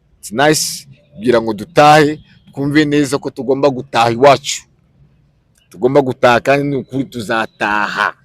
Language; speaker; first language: Kinyarwanda; native; Kinyarwanda